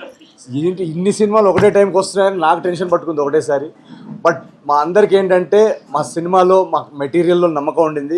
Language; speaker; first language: Telugu; native; Telugu